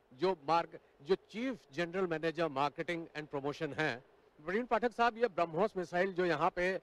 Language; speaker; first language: Hindi; native; Hindi